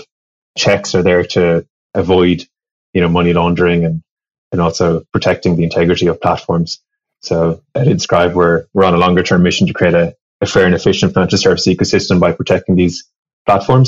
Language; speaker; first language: English; native; English